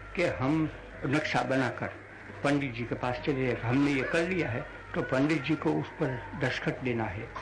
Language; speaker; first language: Hindi; non-native, local second language; Gujarati